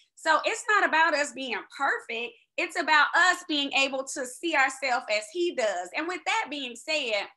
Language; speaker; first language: English; native; English